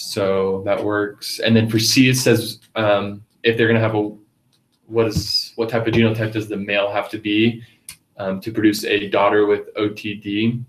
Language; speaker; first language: English; native; English